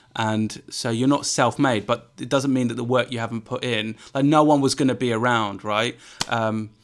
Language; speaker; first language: English; native; English